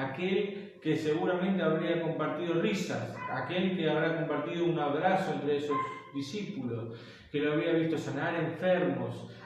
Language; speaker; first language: Spanish; native; Spanish